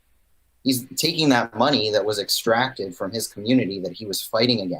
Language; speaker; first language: English; native; English